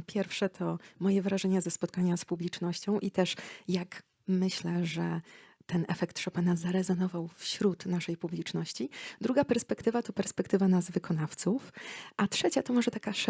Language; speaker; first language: Polish; native; Polish